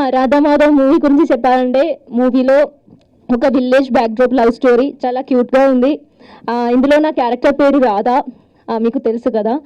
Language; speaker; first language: Telugu; non-native, learner; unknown